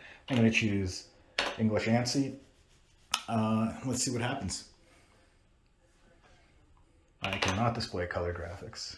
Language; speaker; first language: English; native; English